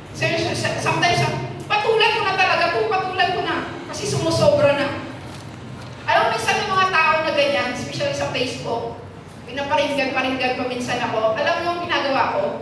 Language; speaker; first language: Filipino; non-native, local second language; Hiligaynon